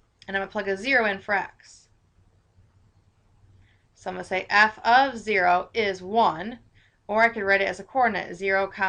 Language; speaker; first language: English; native; English